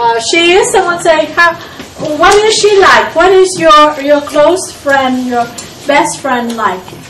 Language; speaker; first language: English; non-native, fluent; Vietnamese